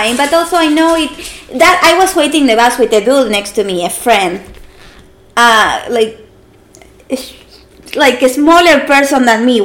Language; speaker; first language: English; non-native, fluent; Spanish